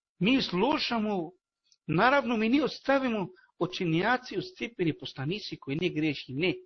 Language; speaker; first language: Bosnian; non-native, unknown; Arabic